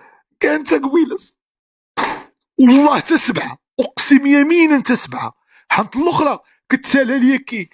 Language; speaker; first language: Arabic; native; Arabic